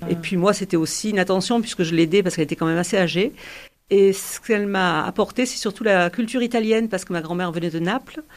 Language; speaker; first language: French; native; French